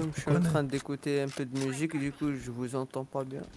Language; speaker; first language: French; non-native, local second language; Arabic